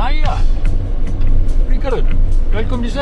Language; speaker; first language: Icelandic; native; Icelandic